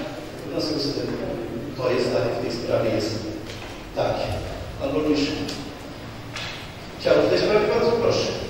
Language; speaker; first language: Polish; native; Polish